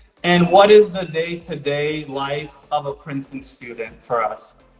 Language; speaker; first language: English; non-native, fluent; Portuguese